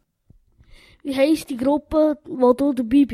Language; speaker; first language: German; native; German